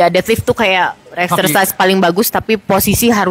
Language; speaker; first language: Indonesian; native; Indonesian